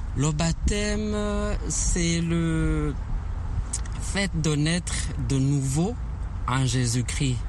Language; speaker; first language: French; non-native, local second language; Kinyarwanda